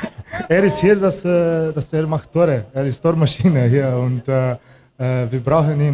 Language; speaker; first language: German; non-native, learner; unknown